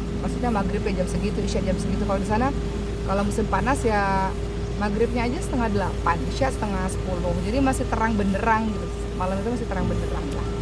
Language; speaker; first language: Indonesian; native; Indonesian